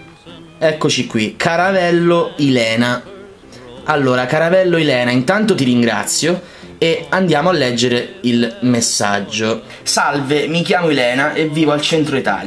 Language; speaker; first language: Italian; native; Italian